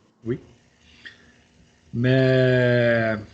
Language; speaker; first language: French; non-native, learner; Portuguese